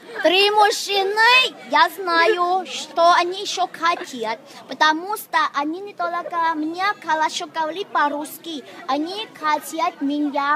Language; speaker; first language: Russian; non-native, learner; Chinese